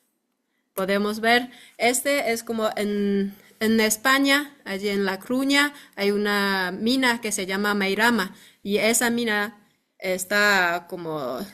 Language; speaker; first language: Spanish; non-native, fluent; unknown